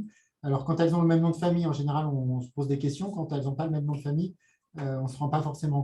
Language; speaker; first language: French; native; French